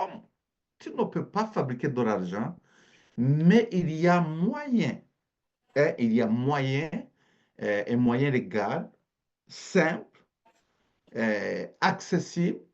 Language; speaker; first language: French; native; French